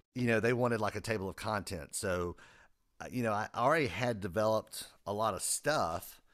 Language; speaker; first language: English; native; English